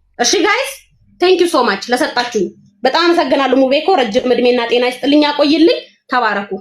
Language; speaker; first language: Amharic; non-native, local second language; Oromo